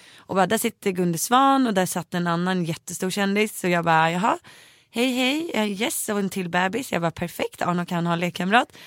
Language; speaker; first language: Swedish; native; Swedish